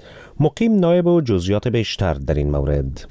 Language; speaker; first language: Persian; native; Persian